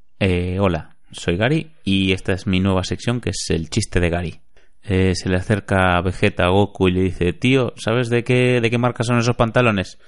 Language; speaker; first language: Spanish; native; Spanish